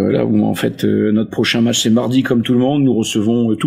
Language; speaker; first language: French; native; French